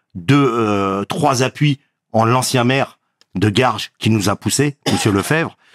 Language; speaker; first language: French; native; French